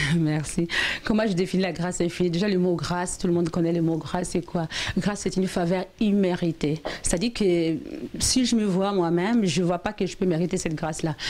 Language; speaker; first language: French; non-native, local second language; Lingala